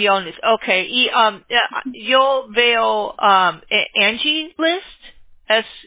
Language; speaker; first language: Spanish; non-native, learner; English